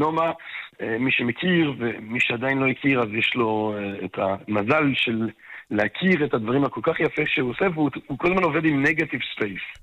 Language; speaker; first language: Hebrew; non-native, fluent; French